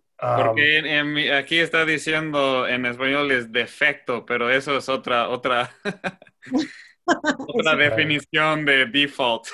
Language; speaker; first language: Spanish; non-native, fluent; English